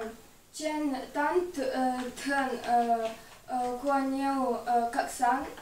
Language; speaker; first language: Vietnamese; non-native, learner; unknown